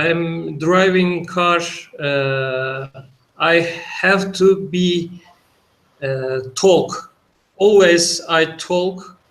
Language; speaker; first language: English; non-native, learner; Turkish